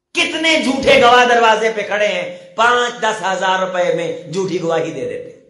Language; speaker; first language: Urdu; non-native, local second language; Punjabi